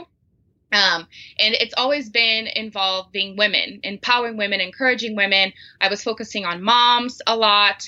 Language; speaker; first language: English; non-native, fluent; Portuguese